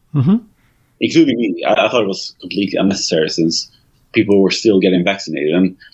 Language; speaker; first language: English; non-native, fluent; Swedish